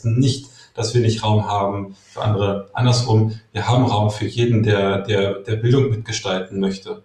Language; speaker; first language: German; native; German